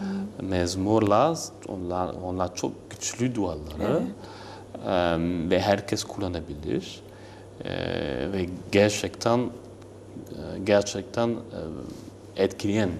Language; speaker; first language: Turkish; non-native, learner; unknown